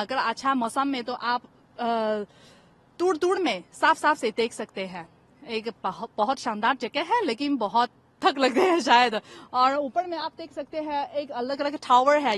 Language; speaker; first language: Hindi; non-native, fluent; Chinese